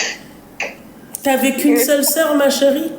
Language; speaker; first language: French; native; French